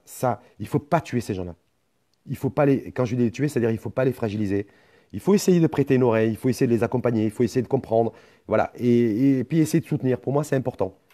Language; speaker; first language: French; non-native, local second language; Arabic